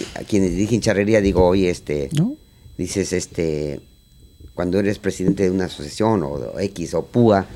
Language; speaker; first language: Spanish; native; Spanish